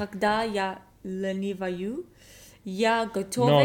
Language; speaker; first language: Russian; non-native, learner; English